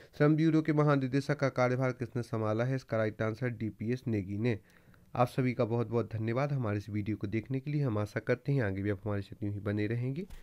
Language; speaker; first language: Hindi; native; Hindi